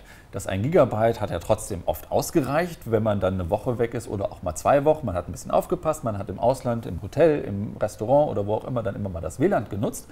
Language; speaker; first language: German; native; German